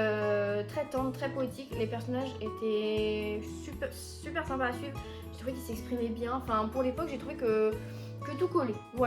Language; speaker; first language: French; native; French